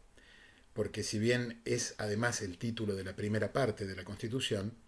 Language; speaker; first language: Spanish; native; Spanish